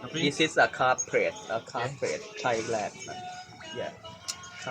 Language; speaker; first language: English; non-native, learner; Thai